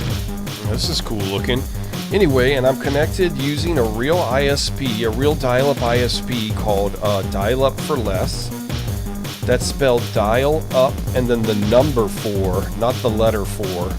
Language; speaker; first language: English; native; English